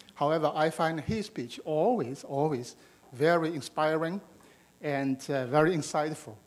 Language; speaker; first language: English; non-native, fluent; Chinese